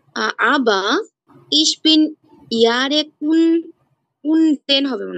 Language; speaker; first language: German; non-native, learner; Bangla